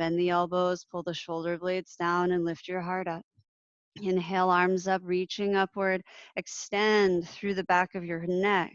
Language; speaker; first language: English; native; English